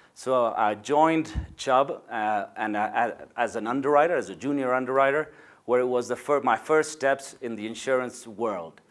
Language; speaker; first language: English; non-native, fluent; Spanish